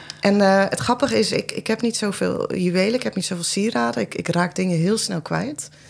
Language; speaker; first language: Dutch; early bilingual, other home language; Persian